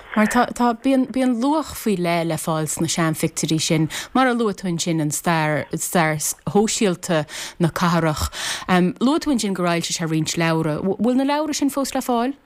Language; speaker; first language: Irish; native; Irish